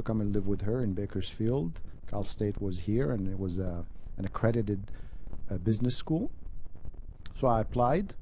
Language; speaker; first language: English; non-native, fluent; Arabic